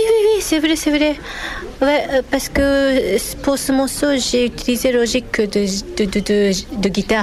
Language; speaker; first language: French; non-native, fluent; Japanese